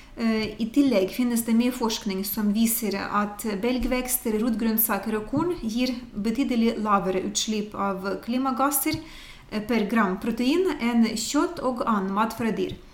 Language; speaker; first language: Norwegian; non-native, fluent; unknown